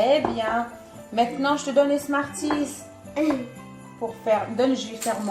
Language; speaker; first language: French; non-native, local second language; Arabic